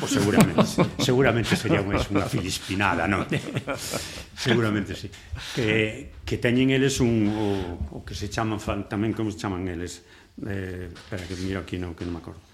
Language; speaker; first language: Galician; non-native, local second language; Spanish